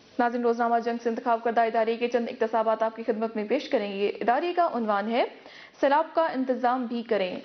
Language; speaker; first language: Urdu; native; Urdu